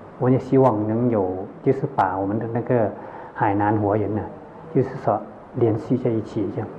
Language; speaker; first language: Chinese; early bilingual, heritage; Chinese